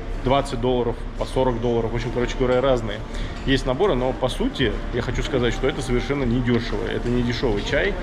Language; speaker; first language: Russian; native; Russian